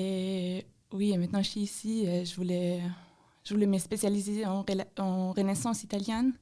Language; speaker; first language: French; non-native, fluent; German